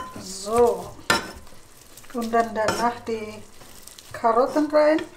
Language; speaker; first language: German; non-native, learner; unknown